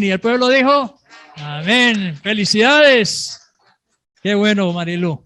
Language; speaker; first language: Spanish; native; Spanish